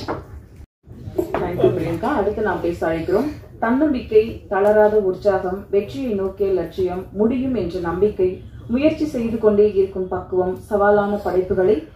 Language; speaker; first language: Tamil; native; Tamil